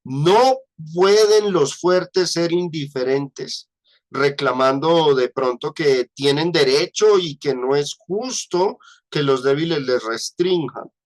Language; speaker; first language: Spanish; native; Spanish